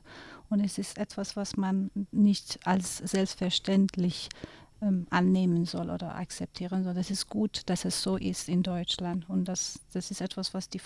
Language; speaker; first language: German; non-native, fluent; Persian